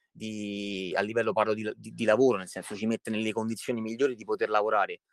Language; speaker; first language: Italian; native; Italian